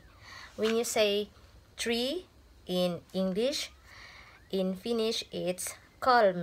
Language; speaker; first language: English; non-native, local second language; Filipino